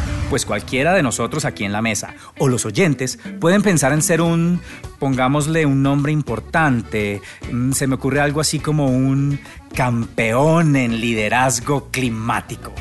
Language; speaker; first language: Spanish; native; Spanish